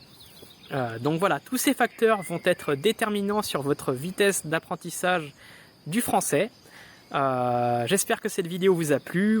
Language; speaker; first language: French; native; French